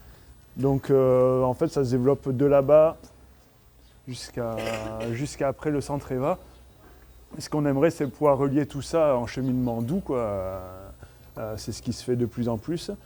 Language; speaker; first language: French; native; French